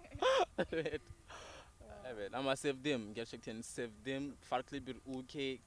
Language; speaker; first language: Turkish; non-native, learner; Tswana